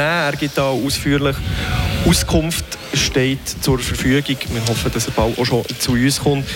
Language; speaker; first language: German; native; German